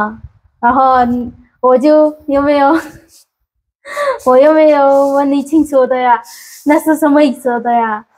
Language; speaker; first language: Chinese; non-native, learner; Indonesian